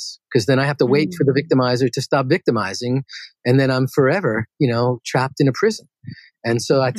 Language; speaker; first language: English; native; English